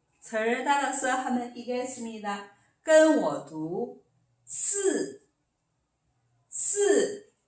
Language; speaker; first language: Korean; non-native, learner; Chinese